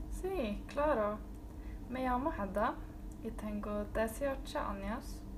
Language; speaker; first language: Spanish; non-native, learner; Norwegian